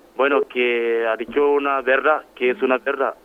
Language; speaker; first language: Spanish; non-native, learner; Wolof